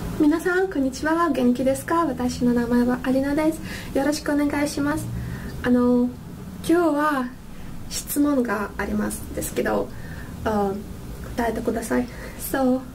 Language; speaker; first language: Japanese; non-native, learner; Russian